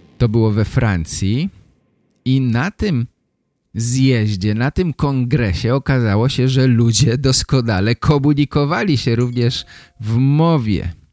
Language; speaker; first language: Polish; native; Polish